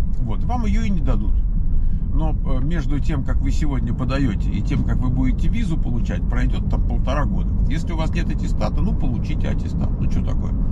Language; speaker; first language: Russian; native; Russian